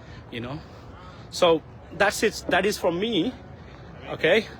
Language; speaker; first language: English; non-native, local second language; Bangla